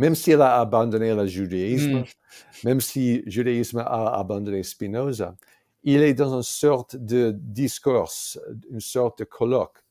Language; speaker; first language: French; non-native, fluent; English